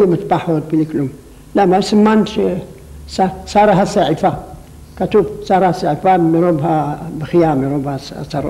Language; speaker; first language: Hebrew; non-native, local second language; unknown